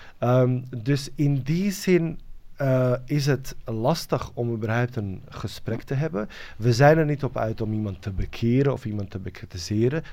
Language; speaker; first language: Dutch; non-native, fluent; Bosnian